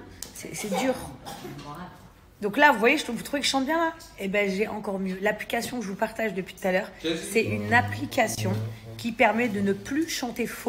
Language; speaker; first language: French; native; French